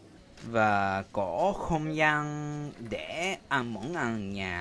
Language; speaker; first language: Vietnamese; non-native, learner; Japanese